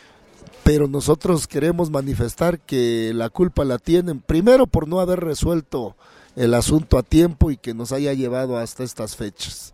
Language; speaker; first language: Spanish; native; Spanish